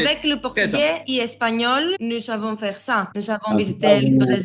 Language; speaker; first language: French; non-native, learner; Greek